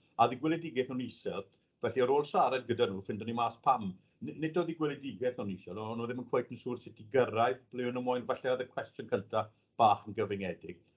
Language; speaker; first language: Welsh; native; Welsh